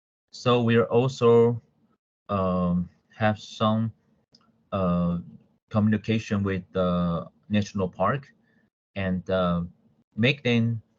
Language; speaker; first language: English; non-native, fluent; Chinese